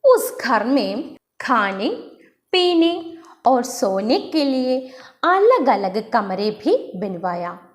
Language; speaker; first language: Hindi; non-native, local second language; Malayalam